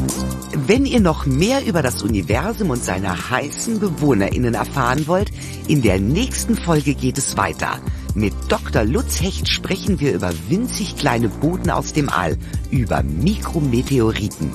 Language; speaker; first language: German; native; German